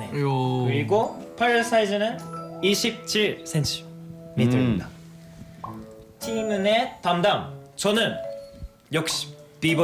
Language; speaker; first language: Korean; non-native, fluent; Japanese